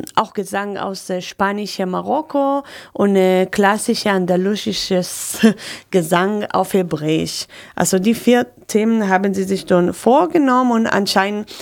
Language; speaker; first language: German; non-native, fluent; Hebrew